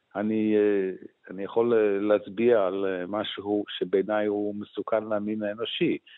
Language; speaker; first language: Hebrew; non-native, fluent; English